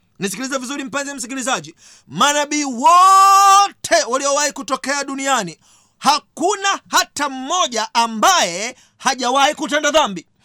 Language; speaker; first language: Swahili; native; Swahili